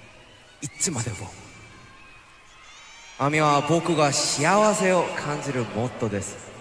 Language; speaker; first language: Japanese; non-native, learner; Korean